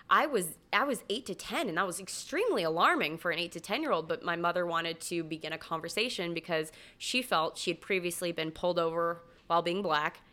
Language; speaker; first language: English; native; English